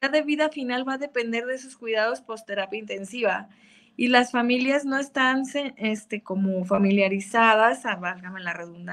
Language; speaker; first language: Spanish; native; Spanish